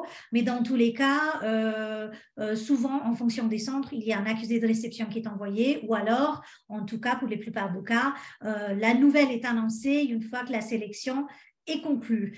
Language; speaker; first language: French; native; French